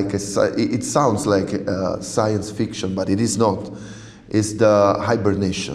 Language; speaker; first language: English; non-native, fluent; Italian